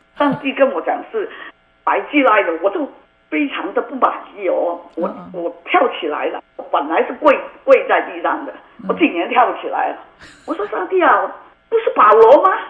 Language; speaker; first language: Chinese; non-native, local second language; Cantonese